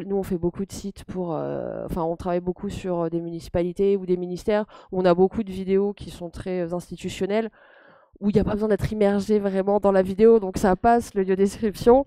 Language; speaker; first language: French; native; French